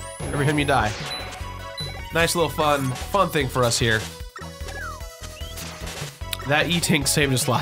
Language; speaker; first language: English; native; English